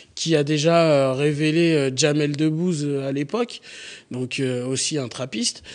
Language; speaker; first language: French; native; French